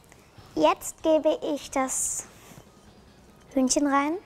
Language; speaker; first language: German; native; German